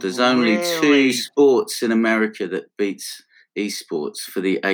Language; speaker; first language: English; native; English